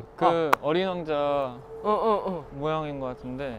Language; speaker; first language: Korean; native; Korean